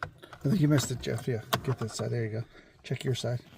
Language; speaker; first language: English; native; English